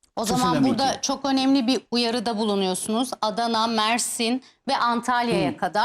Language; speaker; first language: Turkish; native; Turkish